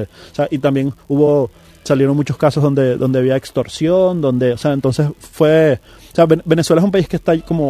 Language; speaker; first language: Spanish; native; Spanish